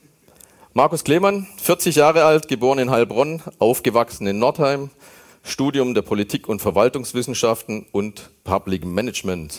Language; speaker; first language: German; native; German